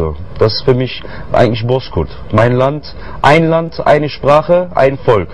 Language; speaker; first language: German; early bilingual, other home language; Turkish